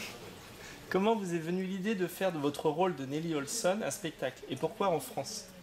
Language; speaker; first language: French; native; French